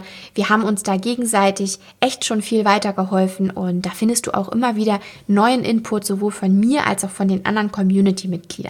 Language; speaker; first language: German; native; German